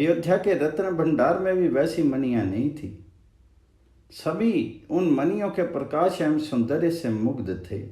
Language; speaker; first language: Hindi; native; Hindi